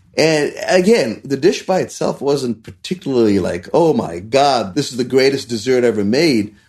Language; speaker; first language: English; non-native, local second language; Hindi